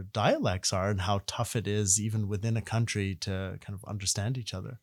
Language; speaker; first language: English; native; English